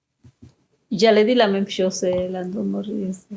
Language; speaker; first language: French; non-native, fluent; Spanish